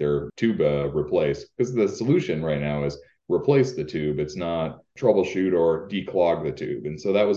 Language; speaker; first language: English; native; English